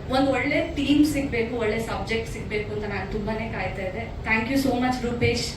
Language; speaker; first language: Kannada; non-native, local second language; Tulu